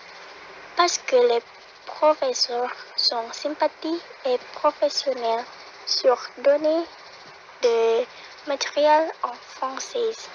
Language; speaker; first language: French; non-native, learner; Indonesian